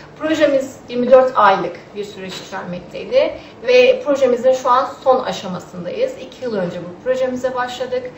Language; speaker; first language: Turkish; native; Turkish